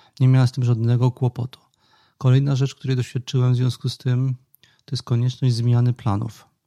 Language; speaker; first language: Polish; native; Polish